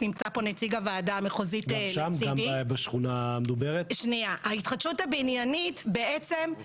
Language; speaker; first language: Hebrew; native; Hebrew